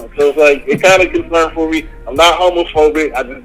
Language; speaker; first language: English; native; English